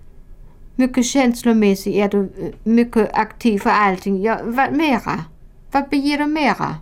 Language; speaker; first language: Swedish; non-native, fluent; German